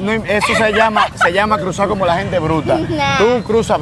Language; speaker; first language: Spanish; native; Spanish